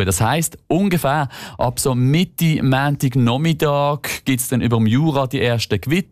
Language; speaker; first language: German; native; German